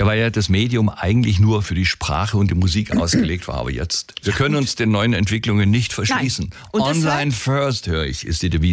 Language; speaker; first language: German; native; German